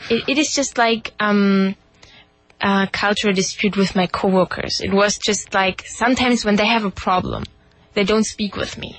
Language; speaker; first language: English; non-native, fluent; German